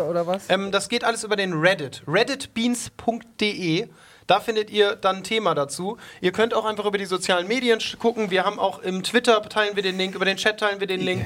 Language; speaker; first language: German; native; German